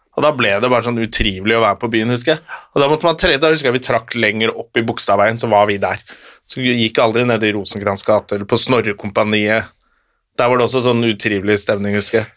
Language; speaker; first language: Norwegian; native; Norwegian